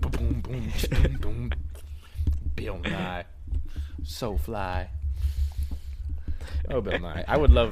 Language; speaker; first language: English; native; English